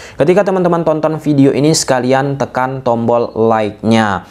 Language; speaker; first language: Indonesian; native; Indonesian